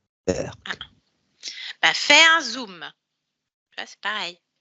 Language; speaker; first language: French; native; French